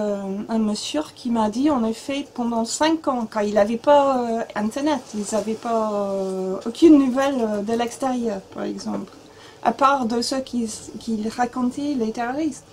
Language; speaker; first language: French; non-native, learner; English